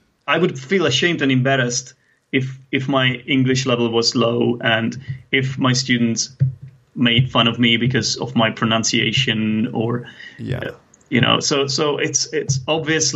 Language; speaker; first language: English; non-native, fluent; Czech